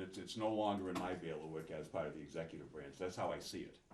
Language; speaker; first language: English; native; English